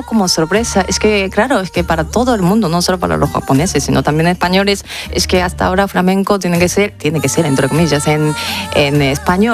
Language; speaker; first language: Spanish; non-native, fluent; Japanese